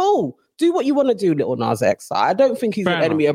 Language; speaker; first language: English; native; English